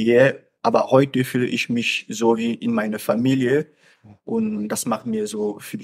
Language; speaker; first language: German; non-native, fluent; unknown